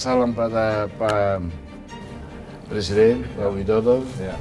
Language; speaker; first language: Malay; non-native, fluent; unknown